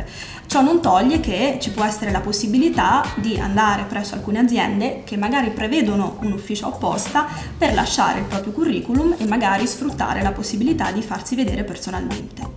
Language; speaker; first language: Italian; native; Italian